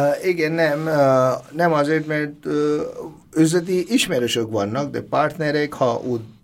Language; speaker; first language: Hungarian; non-native, fluent; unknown